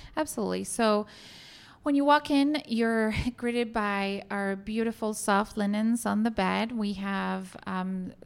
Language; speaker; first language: English; non-native, fluent; Spanish